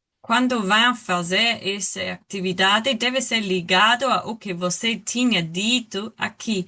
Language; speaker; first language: Portuguese; non-native, learner; English